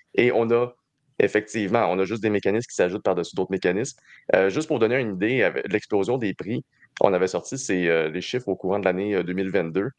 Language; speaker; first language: French; native; French